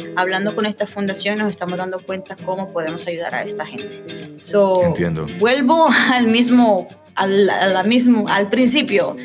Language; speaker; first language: Spanish; native; Spanish